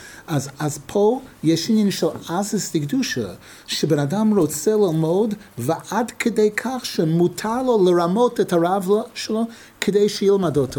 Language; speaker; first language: Hebrew; non-native, fluent; English